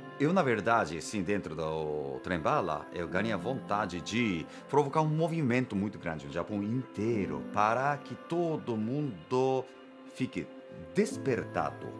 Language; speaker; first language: Portuguese; non-native, fluent; Japanese